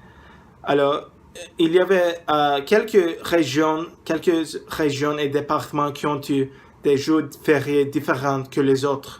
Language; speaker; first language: French; non-native, learner; English